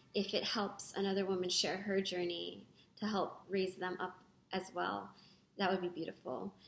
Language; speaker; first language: English; non-native, local second language; Filipino